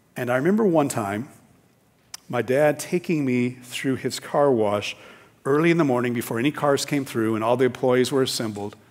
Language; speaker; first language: English; native; English